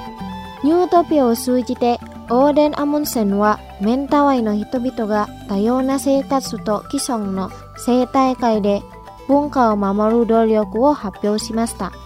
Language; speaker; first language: Japanese; non-native, fluent; Indonesian